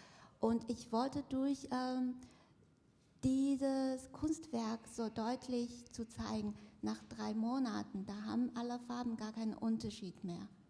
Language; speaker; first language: German; non-native, fluent; Chinese